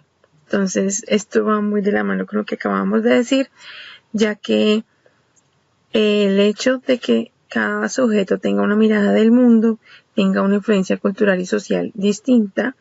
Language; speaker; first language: Spanish; native; Spanish